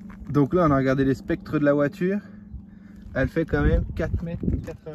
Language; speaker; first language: French; native; French